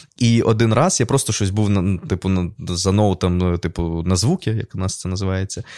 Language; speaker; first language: Ukrainian; non-native, local second language; Russian